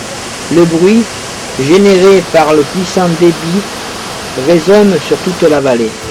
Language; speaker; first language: French; native; French